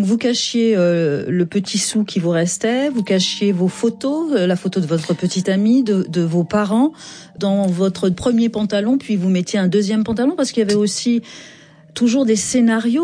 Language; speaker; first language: French; native; French